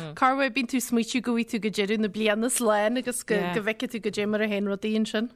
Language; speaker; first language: Irish; native; Irish